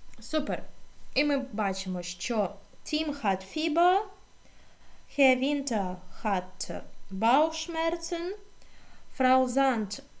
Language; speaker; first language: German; non-native, fluent; Ukrainian